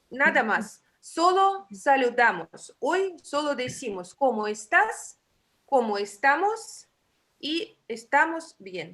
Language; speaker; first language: Spanish; non-native, fluent; Russian